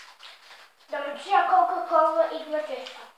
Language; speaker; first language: Polish; early bilingual, heritage; Polish